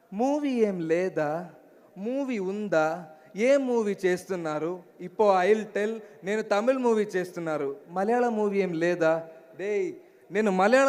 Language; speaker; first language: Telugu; non-native, learner; Malayalam